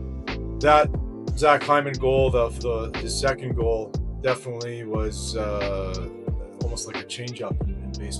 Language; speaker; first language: English; native; English